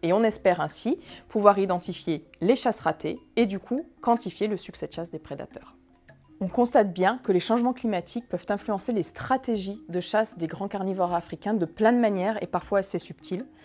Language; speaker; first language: French; native; French